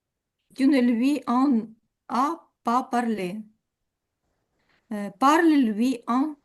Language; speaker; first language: French; non-native, learner; Ukrainian